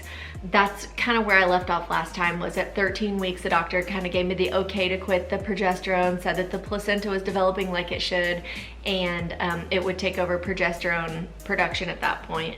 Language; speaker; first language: English; native; English